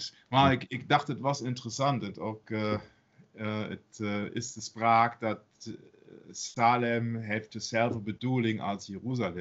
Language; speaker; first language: Dutch; non-native, learner; German